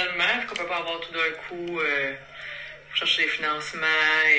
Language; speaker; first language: French; native; French